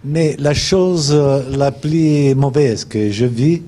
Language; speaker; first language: French; non-native, fluent; Italian